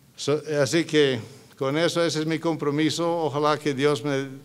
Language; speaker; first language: Spanish; non-native, fluent; English